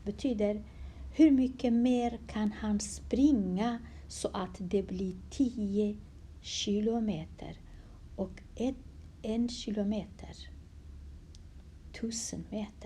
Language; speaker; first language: Swedish; non-native, fluent; Kurdish